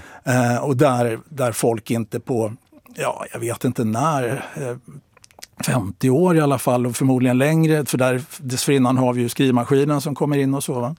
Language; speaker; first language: Swedish; native; Swedish